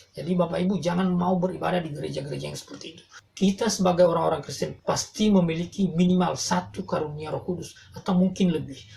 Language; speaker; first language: Indonesian; non-native, local second language; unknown